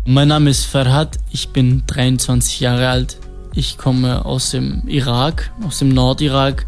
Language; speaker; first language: German; non-native, fluent; Kurdish